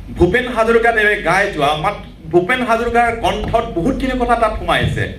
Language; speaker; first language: Assamese; non-native, local second language; Karbi